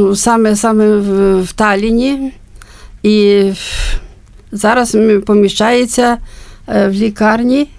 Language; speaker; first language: Ukrainian; non-native, local second language; Russian